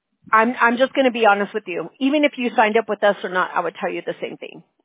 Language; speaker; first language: English; early bilingual, other home language; Spanish